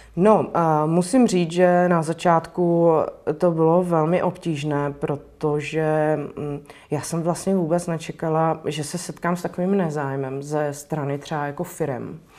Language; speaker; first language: Czech; native; Czech